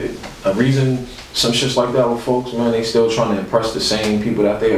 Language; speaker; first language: English; native; English